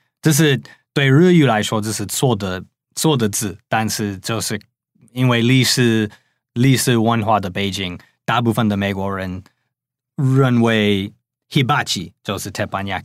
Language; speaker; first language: Chinese; non-native, fluent; English